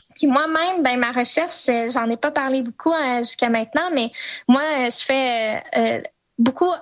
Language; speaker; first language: French; native; French